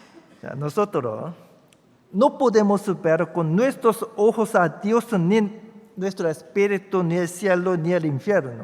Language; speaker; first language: Spanish; non-native, fluent; Korean